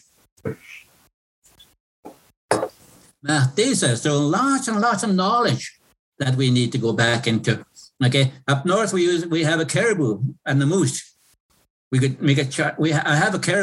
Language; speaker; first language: English; non-native, fluent; Cree